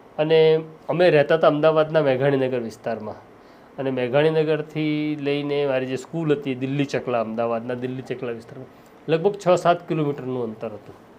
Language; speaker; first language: Gujarati; non-native, local second language; Marathi